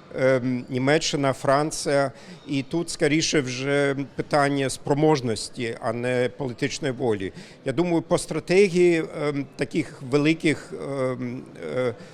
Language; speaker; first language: Ukrainian; non-native, fluent; German